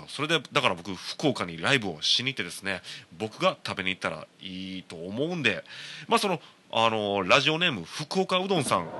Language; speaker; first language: Japanese; native; Japanese